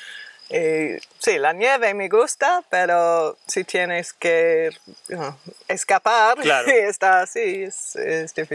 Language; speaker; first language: Spanish; non-native, fluent; English